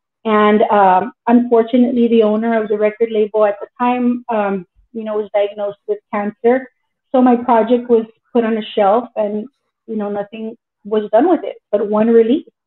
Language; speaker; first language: English; early bilingual, other home language; Spanish